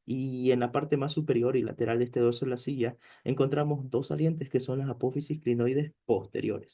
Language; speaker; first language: Spanish; native; Spanish